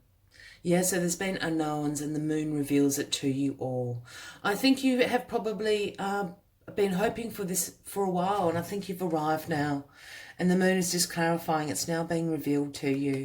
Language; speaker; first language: English; native; English